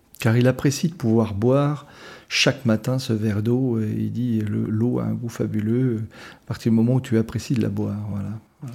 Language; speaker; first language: French; native; French